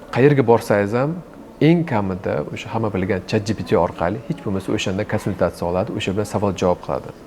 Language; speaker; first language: Uzbek; native; Uzbek